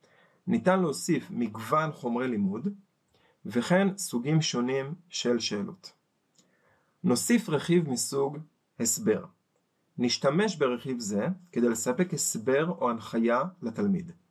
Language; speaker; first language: Hebrew; native; Hebrew